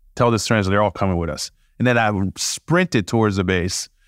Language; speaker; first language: English; early bilingual, other home language; French